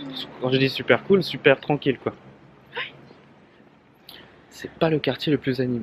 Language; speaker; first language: French; native; French